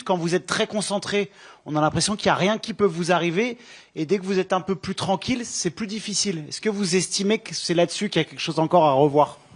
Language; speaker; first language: French; native; French